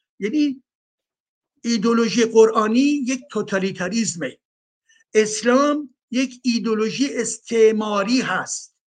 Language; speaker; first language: Persian; native; Persian